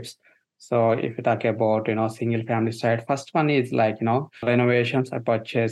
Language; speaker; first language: English; non-native, local second language; Telugu